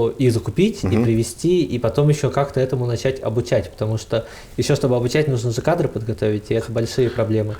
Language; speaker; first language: Russian; native; Russian